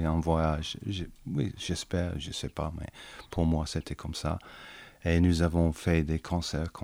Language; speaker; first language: French; non-native, learner; English